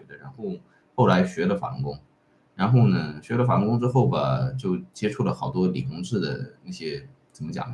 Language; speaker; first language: Chinese; native; Chinese